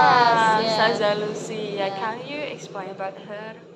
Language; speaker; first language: English; non-native, learner; Indonesian